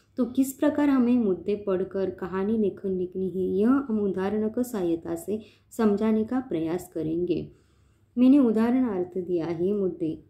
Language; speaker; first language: Hindi; non-native, local second language; Marathi